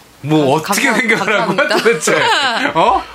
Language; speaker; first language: Korean; native; Korean